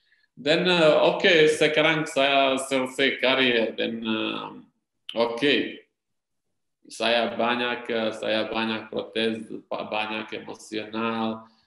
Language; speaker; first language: Indonesian; non-native, learner; Serbian